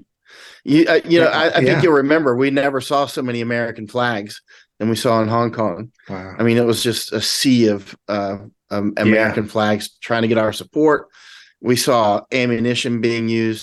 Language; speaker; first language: English; native; English